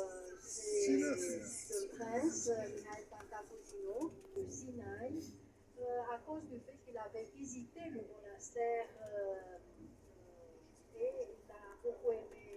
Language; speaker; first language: French; non-native, fluent; Romanian